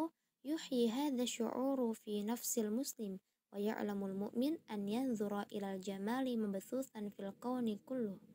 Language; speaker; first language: Arabic; non-native, learner; Indonesian